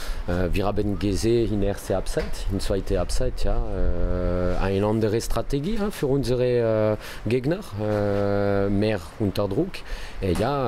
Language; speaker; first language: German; non-native, learner; French